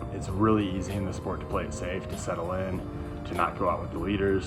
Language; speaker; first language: English; native; English